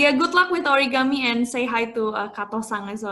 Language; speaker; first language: English; non-native, fluent; Indonesian